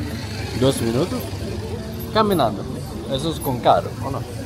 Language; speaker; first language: Spanish; non-native, learner; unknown